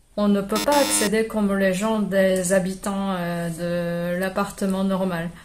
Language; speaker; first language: French; non-native, fluent; Japanese